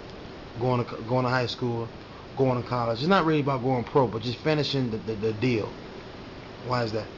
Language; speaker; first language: English; native; English